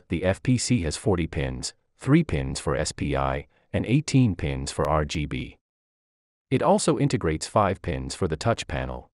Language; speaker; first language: English; non-native, fluent; Chinese